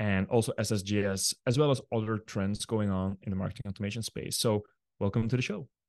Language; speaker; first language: English; non-native, fluent; Dutch